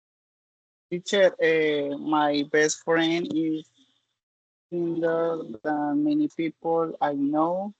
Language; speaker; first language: English; non-native, learner; Spanish